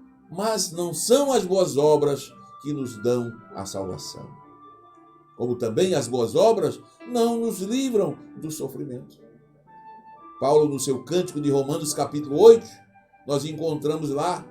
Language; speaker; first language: Portuguese; native; Portuguese